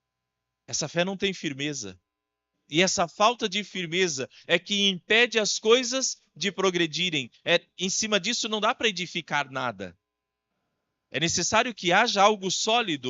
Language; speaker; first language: Portuguese; native; Portuguese